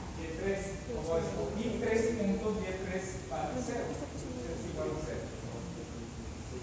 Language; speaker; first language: Spanish; native; Spanish